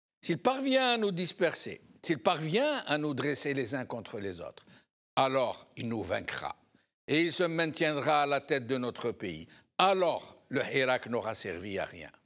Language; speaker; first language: French; non-native, local second language; Arabic